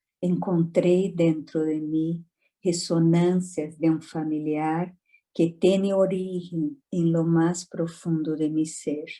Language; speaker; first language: Spanish; non-native, fluent; Portuguese